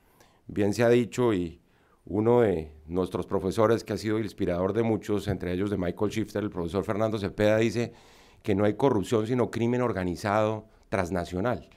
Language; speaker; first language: Spanish; native; Spanish